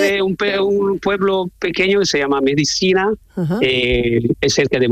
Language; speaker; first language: Spanish; non-native, learner; Italian